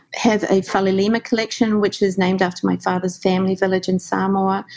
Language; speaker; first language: English; native; English